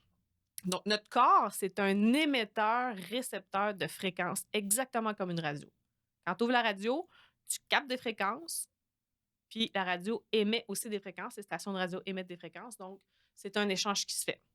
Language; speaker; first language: French; native; French